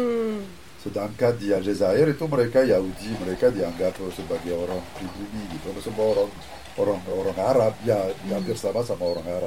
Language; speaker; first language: Indonesian; non-native, fluent; French